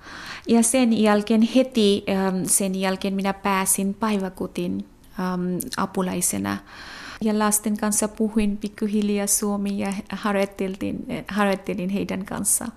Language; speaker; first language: Finnish; non-native, fluent; Bangla